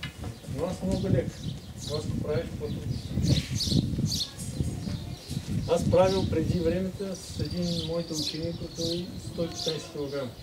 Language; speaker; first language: Bulgarian; non-native, learner; Russian